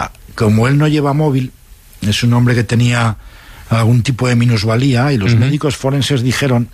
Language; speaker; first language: Spanish; native; Spanish